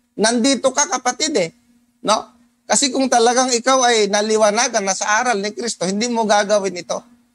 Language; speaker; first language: Filipino; non-native, local second language; Cebuano